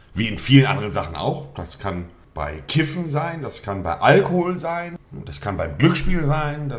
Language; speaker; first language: German; native; German